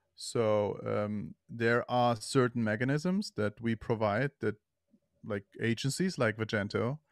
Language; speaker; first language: English; non-native, fluent; German